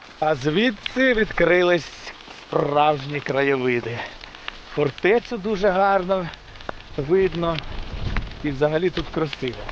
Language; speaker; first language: Ukrainian; non-native, local second language; Russian